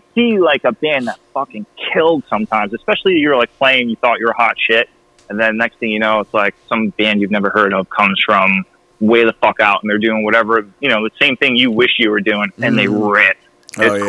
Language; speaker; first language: English; native; English